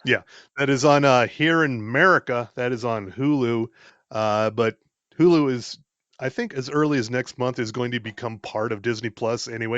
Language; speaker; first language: English; native; English